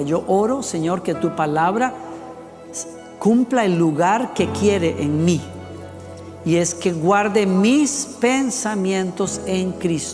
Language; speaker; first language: Spanish; native; Spanish